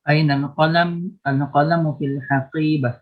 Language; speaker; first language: Arabic; non-native, learner; Indonesian